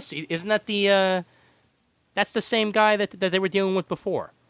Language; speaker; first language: English; native; English